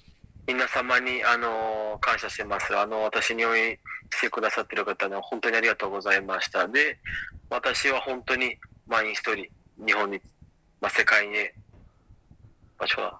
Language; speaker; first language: Japanese; non-native, learner; Portuguese